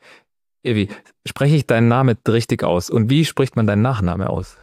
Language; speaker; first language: German; native; German